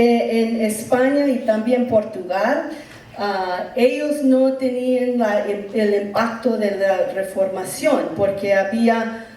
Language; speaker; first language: Spanish; early bilingual, heritage; English